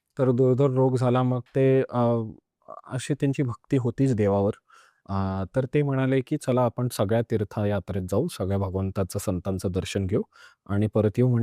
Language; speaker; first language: Marathi; non-native, local second language; Punjabi